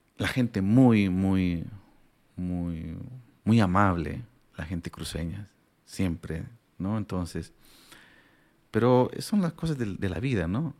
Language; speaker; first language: Spanish; non-native, local second language; Aymara